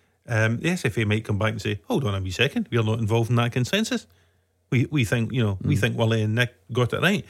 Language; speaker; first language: English; native; English